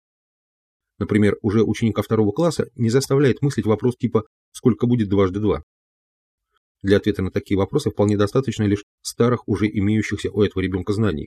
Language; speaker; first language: Russian; native; Russian